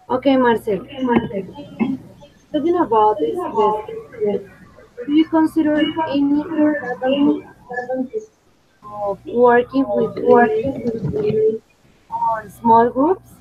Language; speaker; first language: English; non-native, fluent; Spanish